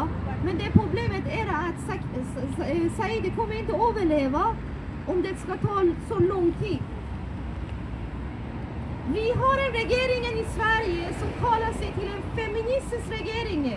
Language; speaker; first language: Swedish; non-native, fluent; Persian